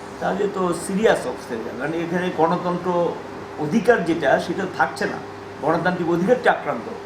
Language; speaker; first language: Bangla; native; Bangla